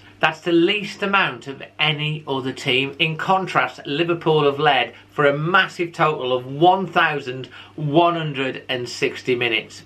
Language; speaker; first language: English; native; English